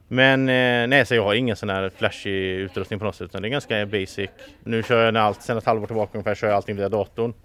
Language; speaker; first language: Swedish; native; Swedish